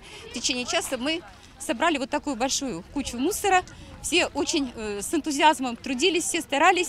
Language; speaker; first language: Russian; native; Russian